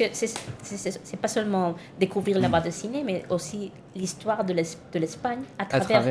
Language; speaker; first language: French; non-native, learner; Catalan